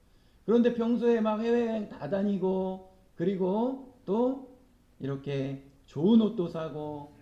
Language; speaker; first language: Korean; native; Korean